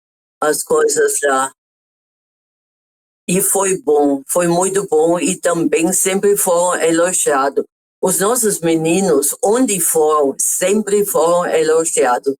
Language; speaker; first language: Portuguese; non-native, fluent; German